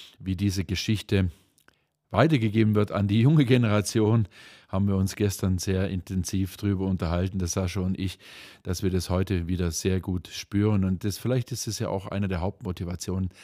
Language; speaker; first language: German; native; German